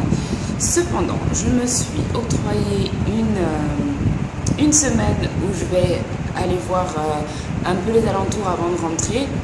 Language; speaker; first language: French; native; French